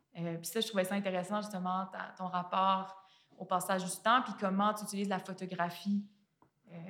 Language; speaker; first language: French; native; French